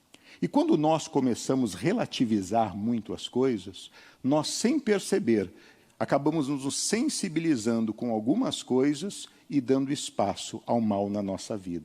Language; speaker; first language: Portuguese; native; Portuguese